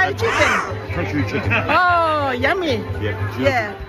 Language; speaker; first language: English; non-native, learner; Thai